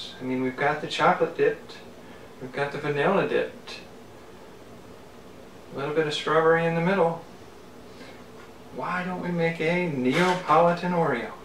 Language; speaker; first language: English; native; English